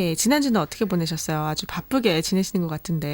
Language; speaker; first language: Korean; native; Korean